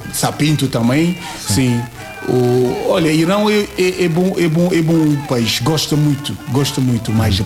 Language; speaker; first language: Portuguese; non-native, learner; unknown